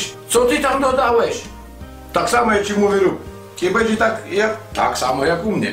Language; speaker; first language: Polish; non-native, fluent; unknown